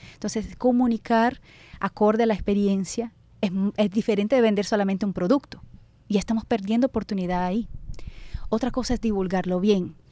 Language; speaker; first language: Spanish; non-native, fluent; Portuguese